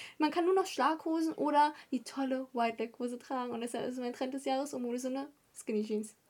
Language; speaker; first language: German; early bilingual, other home language; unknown